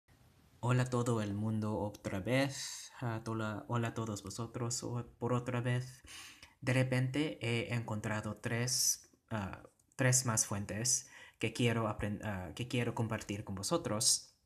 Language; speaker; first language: Spanish; non-native, learner; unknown